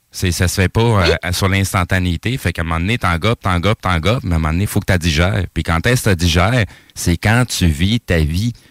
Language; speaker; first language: French; native; French